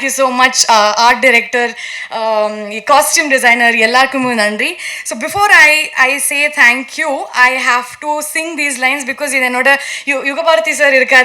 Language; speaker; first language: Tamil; non-native, learner; Kannada